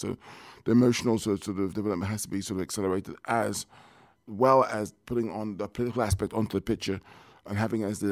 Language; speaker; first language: English; native; English